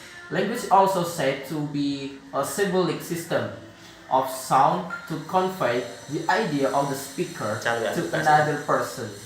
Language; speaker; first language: English; non-native, learner; Javanese